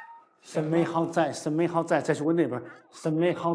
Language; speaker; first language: Chinese; native; Chinese